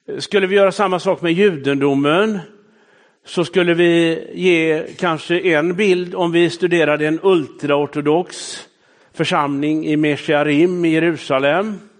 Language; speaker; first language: Swedish; native; Swedish